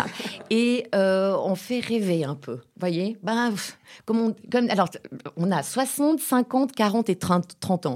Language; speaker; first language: French; native; French